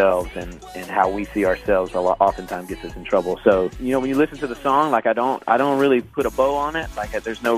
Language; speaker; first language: English; native; English